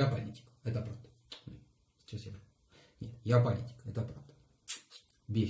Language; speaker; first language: Russian; non-native, learner; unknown